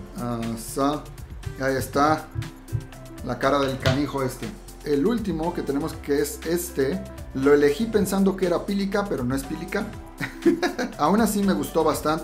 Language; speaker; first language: Spanish; native; Spanish